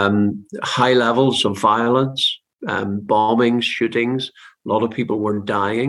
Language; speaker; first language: English; native; English